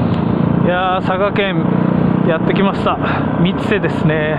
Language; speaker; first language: Japanese; native; Japanese